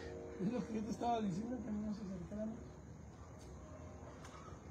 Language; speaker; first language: Spanish; native; Spanish